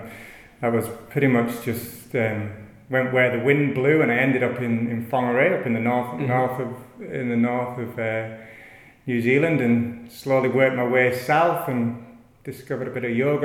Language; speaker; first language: English; native; English